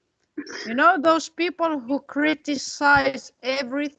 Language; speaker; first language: English; non-native, fluent; Arabic